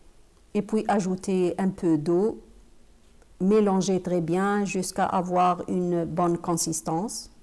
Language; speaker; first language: French; non-native, fluent; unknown